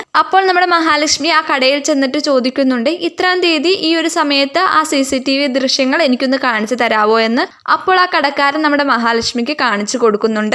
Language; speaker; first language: Malayalam; native; Malayalam